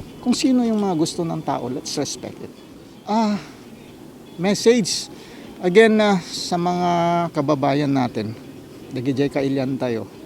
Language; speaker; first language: Filipino; non-native, local second language; Iloko